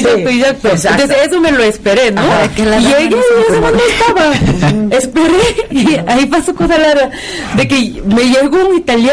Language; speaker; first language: Spanish; non-native, fluent; Korean